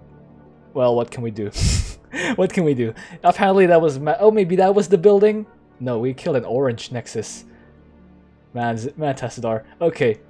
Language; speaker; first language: English; native; English